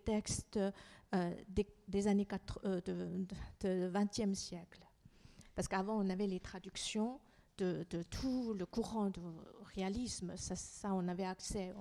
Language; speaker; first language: French; non-native, fluent; Chinese